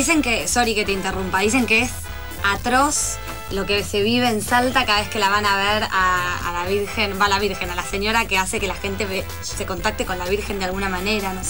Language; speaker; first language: Spanish; native; Spanish